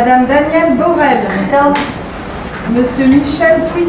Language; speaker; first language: French; native; French